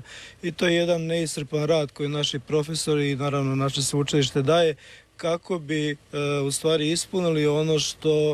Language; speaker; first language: Serbian; native; Serbian